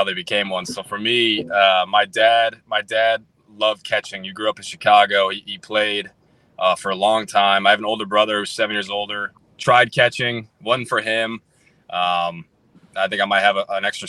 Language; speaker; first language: English; native; English